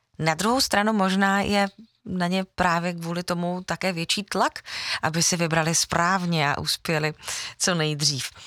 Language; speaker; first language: Czech; non-native, fluent; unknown